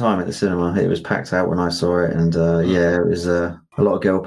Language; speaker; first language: English; native; English